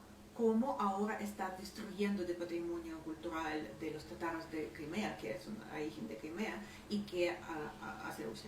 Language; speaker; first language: Spanish; non-native, fluent; Ukrainian